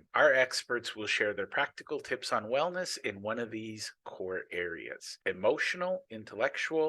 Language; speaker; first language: English; native; English